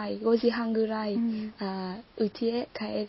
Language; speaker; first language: Japanese; non-native, learner; Vietnamese